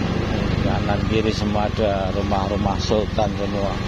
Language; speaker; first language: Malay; non-native, local second language; Javanese